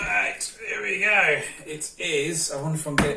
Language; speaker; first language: English; native; English